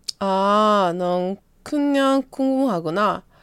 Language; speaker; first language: Korean; non-native, learner; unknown